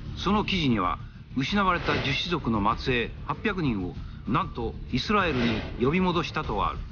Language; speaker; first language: Japanese; native; Japanese